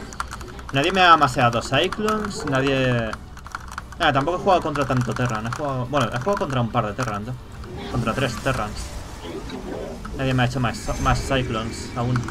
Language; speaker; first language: Spanish; native; Spanish